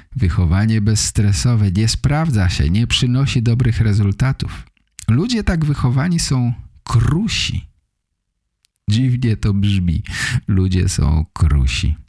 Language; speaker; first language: Polish; native; Polish